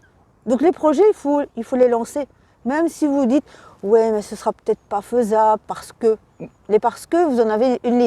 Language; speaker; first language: French; native; French